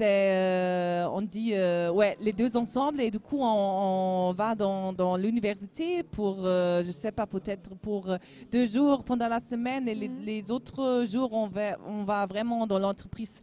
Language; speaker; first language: French; non-native, learner; German